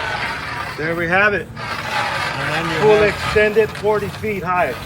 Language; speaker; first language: English; native; English